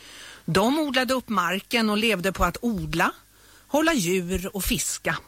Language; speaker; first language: Swedish; native; Swedish